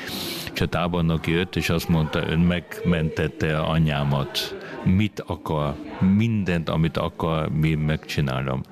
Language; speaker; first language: Hungarian; early bilingual, other home language; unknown